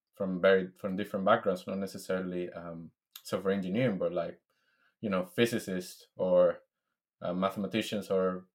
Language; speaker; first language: English; non-native, fluent; Spanish